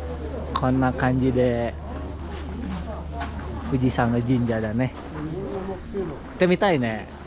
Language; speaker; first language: Japanese; non-native, fluent; Indonesian